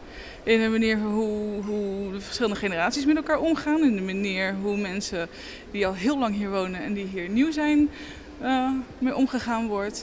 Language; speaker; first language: Dutch; native; Dutch